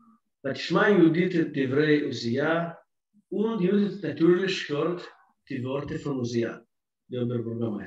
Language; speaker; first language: German; non-native, fluent; Russian